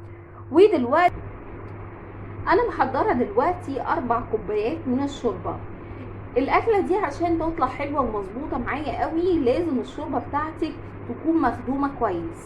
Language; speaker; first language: Arabic; native; Arabic